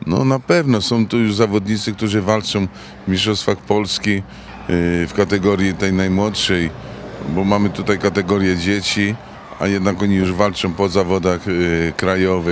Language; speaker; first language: Polish; native; Polish